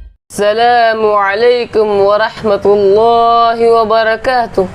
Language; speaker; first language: Arabic; non-native, learner; Urdu